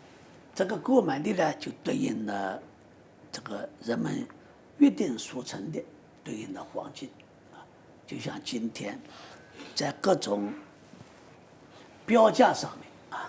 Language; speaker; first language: Chinese; native; Chinese